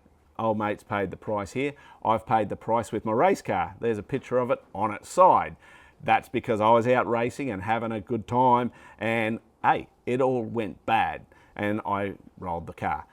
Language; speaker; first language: English; native; English